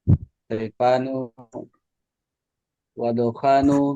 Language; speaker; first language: Arabic; non-native, learner; Indonesian